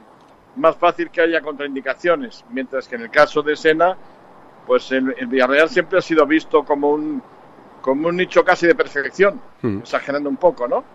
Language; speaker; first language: Spanish; native; Spanish